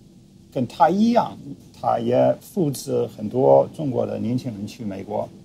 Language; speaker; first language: Chinese; non-native, fluent; English